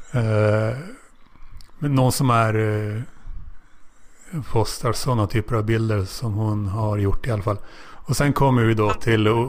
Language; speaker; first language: Swedish; native; Swedish